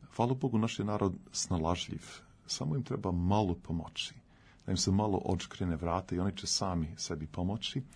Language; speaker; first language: Serbian; early bilingual, heritage; Serbian